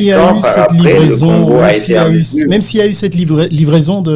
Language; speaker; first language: French; non-native, local second language; Lingala